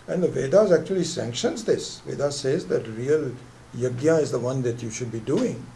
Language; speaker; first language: English; non-native, local second language; Hindi